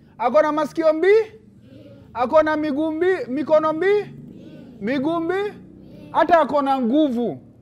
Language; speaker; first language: Swahili; native; Swahili